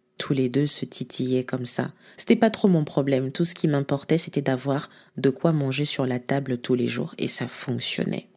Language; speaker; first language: French; non-native, local second language; Lingala